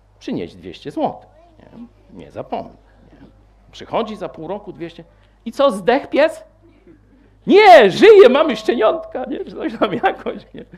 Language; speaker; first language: Polish; native; Polish